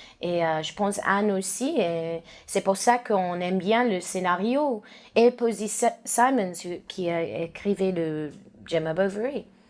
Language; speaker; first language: French; non-native, learner; English